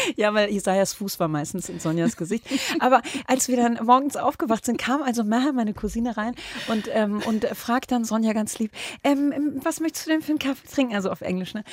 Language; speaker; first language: German; early bilingual, other home language; Arabic